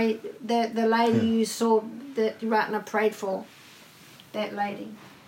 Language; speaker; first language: English; native; English